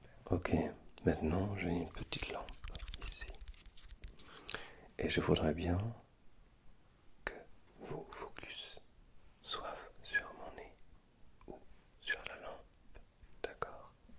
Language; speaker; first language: French; non-native, learner; German